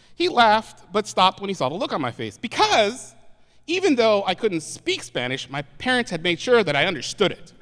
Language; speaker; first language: English; native; English